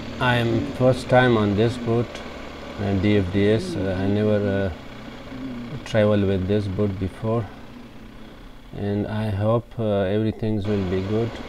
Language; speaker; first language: English; non-native, learner; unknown